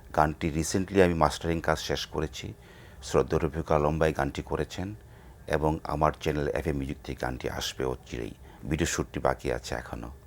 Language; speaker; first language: Bangla; native; Bangla